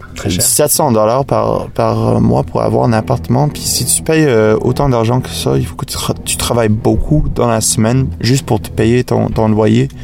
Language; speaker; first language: French; non-native, fluent; English